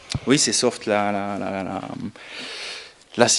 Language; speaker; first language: French; native; French